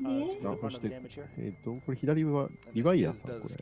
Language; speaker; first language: Japanese; native; Japanese